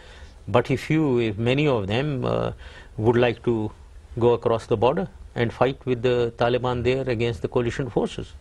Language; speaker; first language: English; non-native, local second language; Urdu